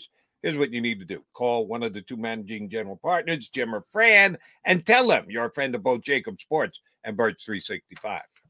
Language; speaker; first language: English; native; English